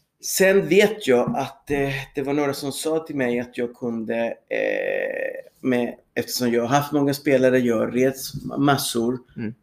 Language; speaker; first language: Swedish; non-native, fluent; Spanish